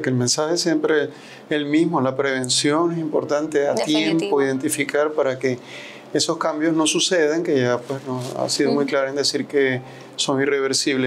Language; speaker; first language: Spanish; native; Spanish